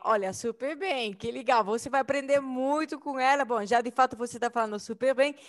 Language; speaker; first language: Portuguese; non-native, fluent; Spanish